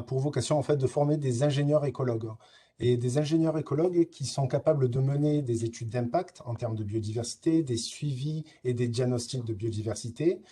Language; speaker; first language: French; native; French